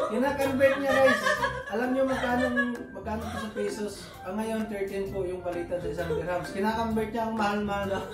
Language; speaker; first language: Filipino; non-native, local second language; Cebuano